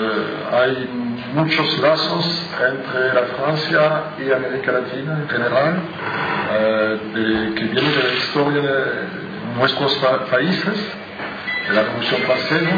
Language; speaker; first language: Spanish; non-native, fluent; French